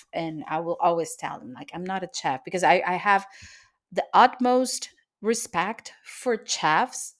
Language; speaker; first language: English; non-native, fluent; Spanish